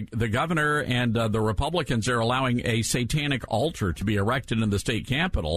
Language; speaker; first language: English; native; English